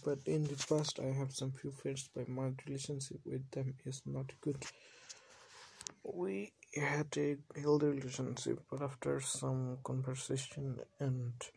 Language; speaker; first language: English; non-native, learner; Bangla